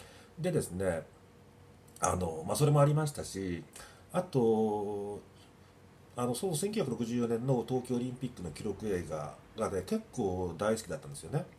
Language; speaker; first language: Japanese; native; Japanese